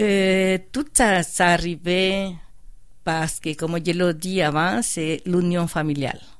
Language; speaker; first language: French; non-native, fluent; Spanish